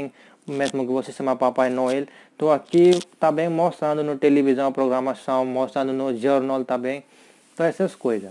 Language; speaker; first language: Portuguese; non-native, learner; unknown